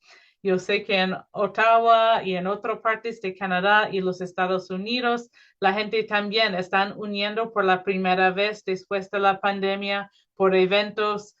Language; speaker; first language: Spanish; non-native, fluent; English